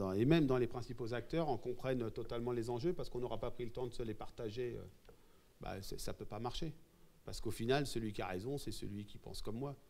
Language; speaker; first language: French; native; French